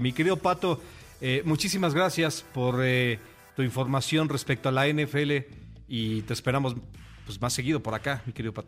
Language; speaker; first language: Spanish; native; Spanish